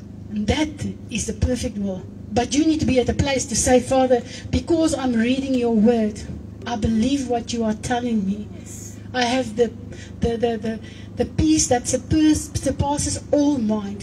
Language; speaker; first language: English; non-native, local second language; Afrikaans